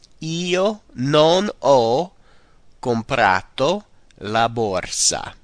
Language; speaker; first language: Italian; non-native, fluent; English